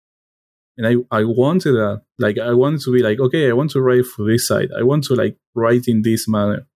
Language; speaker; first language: English; non-native, fluent; Spanish